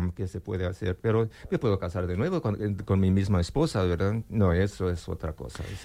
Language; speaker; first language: Spanish; non-native, learner; English